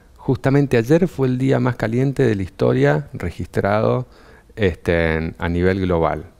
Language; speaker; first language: Spanish; native; Spanish